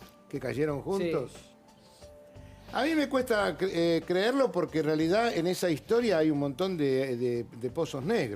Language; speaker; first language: Spanish; native; Spanish